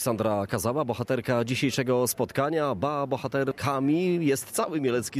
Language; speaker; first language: Polish; native; Polish